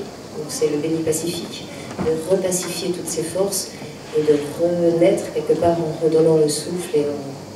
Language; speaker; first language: French; native; French